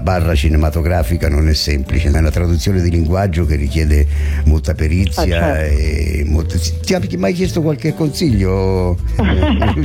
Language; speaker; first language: Italian; native; Italian